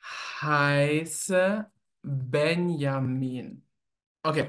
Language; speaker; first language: German; native; German